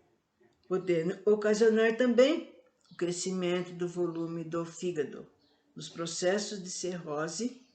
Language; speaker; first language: Portuguese; native; Portuguese